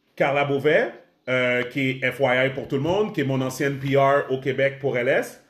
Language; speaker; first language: French; native; French